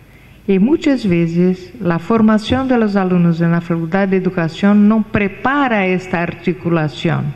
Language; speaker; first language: Spanish; non-native, fluent; Portuguese